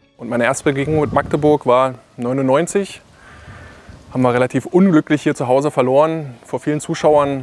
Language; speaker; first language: German; native; German